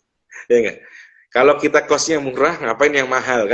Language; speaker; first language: Indonesian; native; Indonesian